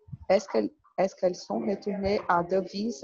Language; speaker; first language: French; non-native, learner; Portuguese